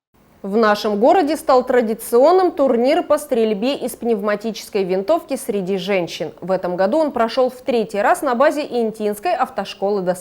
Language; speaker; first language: Russian; native; Russian